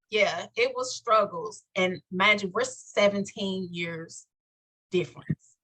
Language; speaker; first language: English; native; English